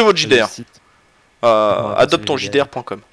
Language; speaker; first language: French; native; French